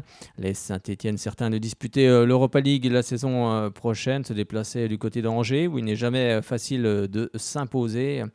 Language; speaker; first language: French; native; French